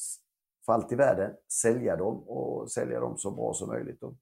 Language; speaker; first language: Swedish; native; Swedish